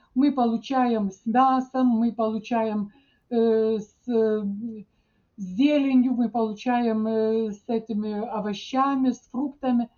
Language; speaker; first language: Russian; non-native, fluent; Lithuanian